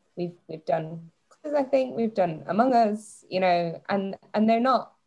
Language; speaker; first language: English; native; English